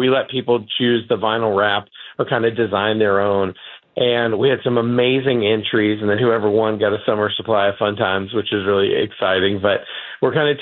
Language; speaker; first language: English; native; English